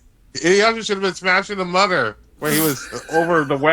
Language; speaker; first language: English; native; English